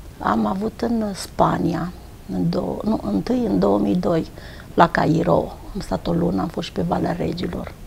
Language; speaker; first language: Romanian; native; Romanian